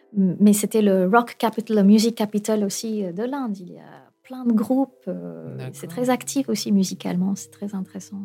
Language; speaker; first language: French; non-native, fluent; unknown